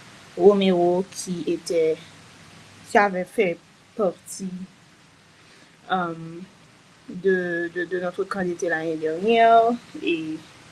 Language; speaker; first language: French; non-native, local second language; Haitian Creole